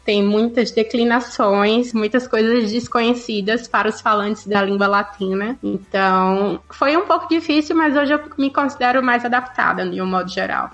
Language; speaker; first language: Portuguese; native; Portuguese